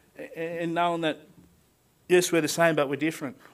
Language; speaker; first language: English; native; English